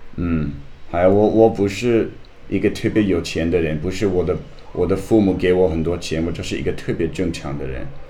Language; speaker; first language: Chinese; non-native, learner; English